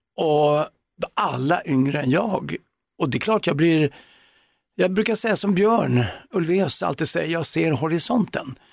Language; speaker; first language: Swedish; native; Swedish